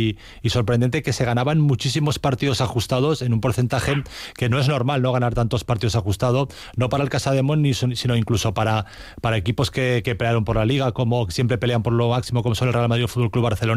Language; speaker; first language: Spanish; native; Spanish